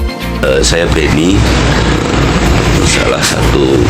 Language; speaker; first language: Indonesian; native; Indonesian